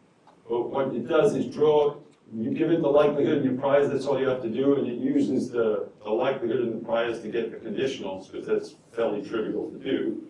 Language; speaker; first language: English; native; English